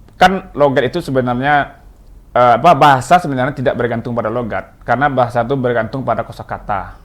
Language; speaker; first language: Indonesian; non-native, local second language; Minangkabau